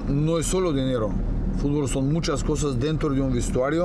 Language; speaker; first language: Spanish; non-native, fluent; Bulgarian